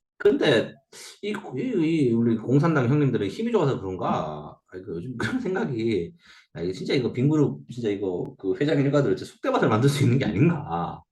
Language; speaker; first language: Korean; native; Korean